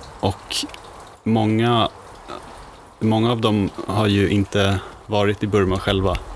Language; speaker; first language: Swedish; native; Swedish